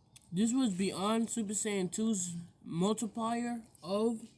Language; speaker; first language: English; native; English